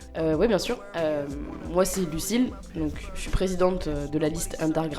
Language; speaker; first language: French; native; French